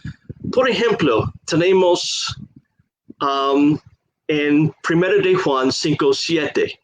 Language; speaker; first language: Spanish; non-native, fluent; English